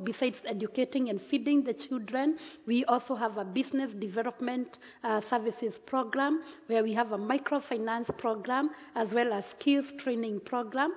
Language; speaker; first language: English; non-native, local second language; Kikuyu